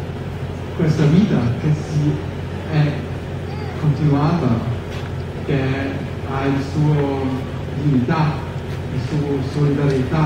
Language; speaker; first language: Italian; non-native, fluent; German